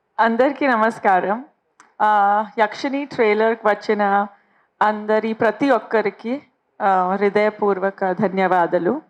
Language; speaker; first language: Telugu; non-native, fluent; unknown